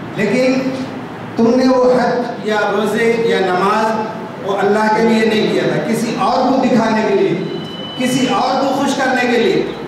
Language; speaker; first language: Urdu; native; Urdu